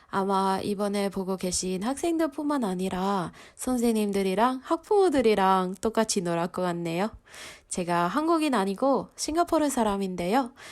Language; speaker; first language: Korean; non-native, fluent; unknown